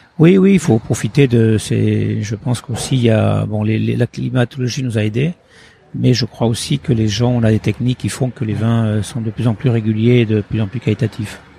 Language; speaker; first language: French; early bilingual, other home language; Portuguese